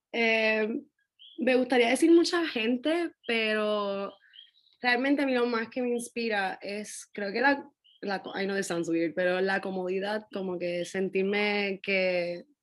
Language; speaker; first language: Spanish; native; Spanish